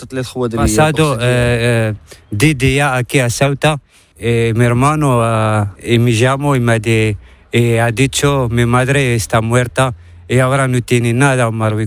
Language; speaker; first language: Spanish; non-native, learner; Arabic